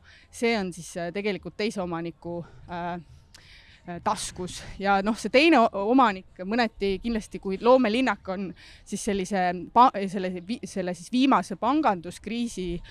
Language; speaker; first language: Estonian; native; Estonian